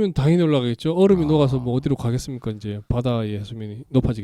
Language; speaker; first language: Korean; native; Korean